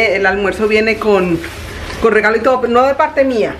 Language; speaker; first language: Spanish; native; Spanish